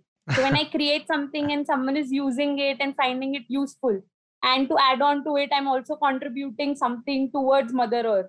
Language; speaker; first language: English; non-native, local second language; Marathi